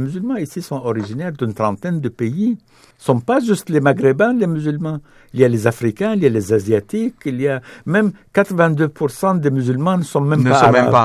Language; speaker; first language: French; non-native, fluent; Arabic